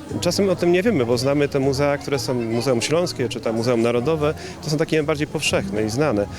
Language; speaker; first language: Polish; native; Polish